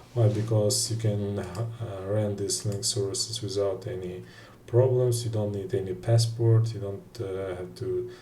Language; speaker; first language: English; non-native, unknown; Russian